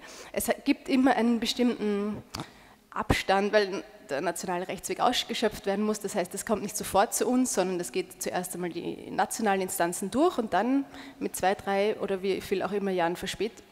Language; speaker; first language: German; native; German